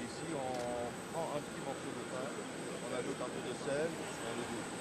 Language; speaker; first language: French; non-native, fluent; Russian